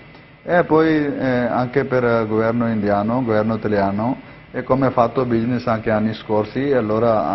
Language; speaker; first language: Italian; non-native, learner; Punjabi